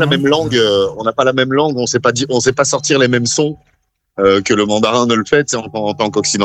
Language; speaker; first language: French; native; French